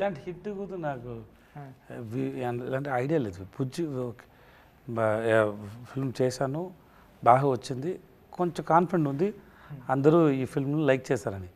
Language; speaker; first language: Telugu; non-native, learner; Tamil